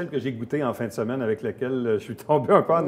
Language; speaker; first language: French; native; French